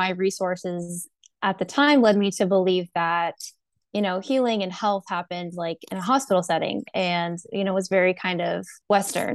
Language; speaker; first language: English; native; English